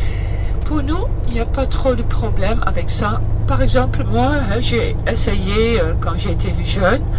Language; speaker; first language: French; early bilingual, heritage; Dutch